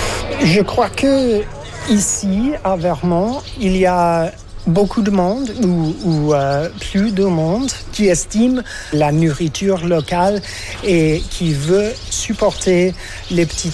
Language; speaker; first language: French; non-native, fluent; English